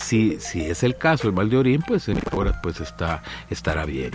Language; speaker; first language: Spanish; native; Spanish